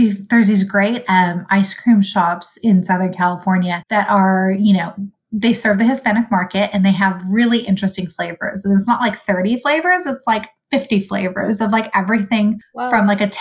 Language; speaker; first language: English; early bilingual, other home language; Arabic